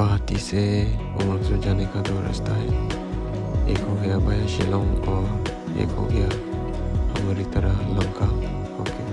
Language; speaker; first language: Hindi; non-native, local second language; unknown